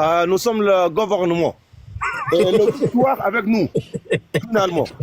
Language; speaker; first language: French; non-native, learner; Arabic